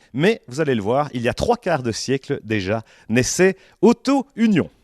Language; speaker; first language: French; native; French